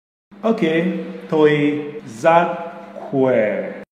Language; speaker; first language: Vietnamese; non-native, learner; English